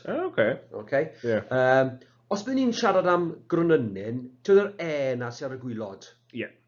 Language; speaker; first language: Welsh; native; Welsh